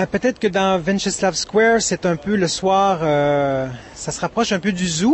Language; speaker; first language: French; native; French